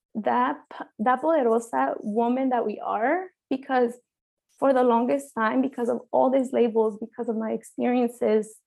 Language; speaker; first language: English; early bilingual, other home language; Spanish